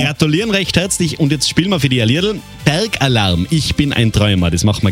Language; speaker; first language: German; native; German